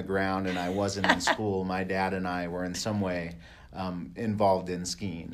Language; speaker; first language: English; native; English